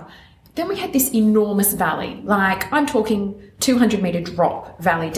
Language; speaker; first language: English; native; English